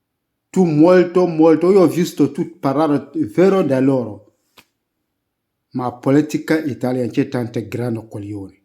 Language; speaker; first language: Italian; non-native, learner; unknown